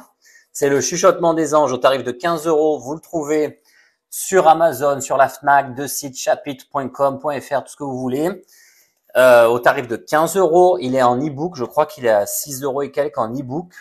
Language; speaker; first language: French; native; French